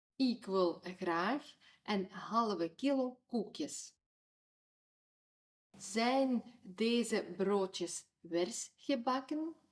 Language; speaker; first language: Dutch; non-native, fluent; Ukrainian